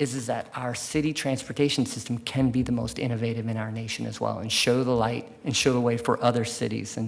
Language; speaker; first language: English; native; English